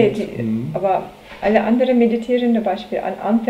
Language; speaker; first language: German; non-native, learner; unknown